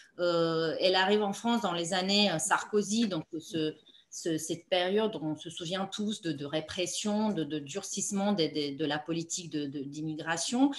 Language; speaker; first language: French; non-native, fluent; Romanian